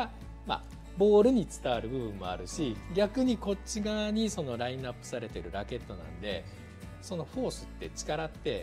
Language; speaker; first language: Japanese; native; Japanese